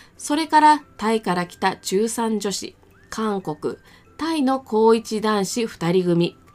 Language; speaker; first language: Japanese; native; Japanese